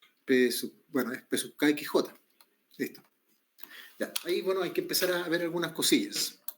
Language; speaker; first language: Spanish; native; Spanish